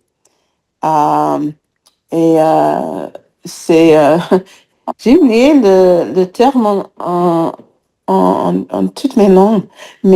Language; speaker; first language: French; non-native, fluent; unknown